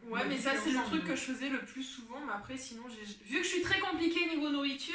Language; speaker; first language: French; native; French